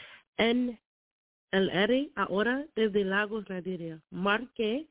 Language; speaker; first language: Spanish; non-native, learner; English